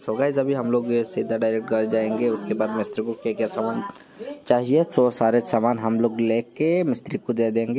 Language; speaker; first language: Hindi; non-native, local second language; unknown